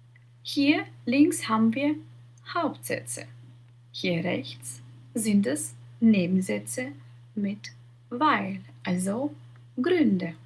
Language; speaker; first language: German; non-native, fluent; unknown